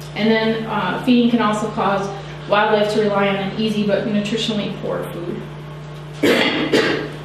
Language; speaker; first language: English; native; English